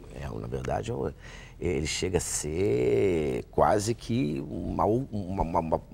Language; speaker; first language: Portuguese; native; Portuguese